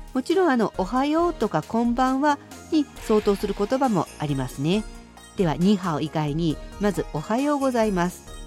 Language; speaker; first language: Japanese; native; Japanese